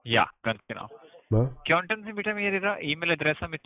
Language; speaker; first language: German; non-native, learner; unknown